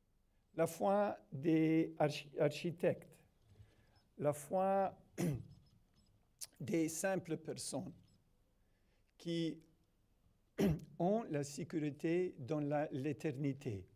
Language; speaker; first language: French; non-native, fluent; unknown